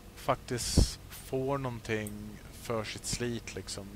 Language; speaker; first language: Swedish; native; Swedish